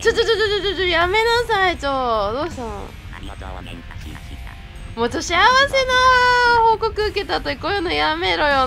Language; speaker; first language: Japanese; native; Japanese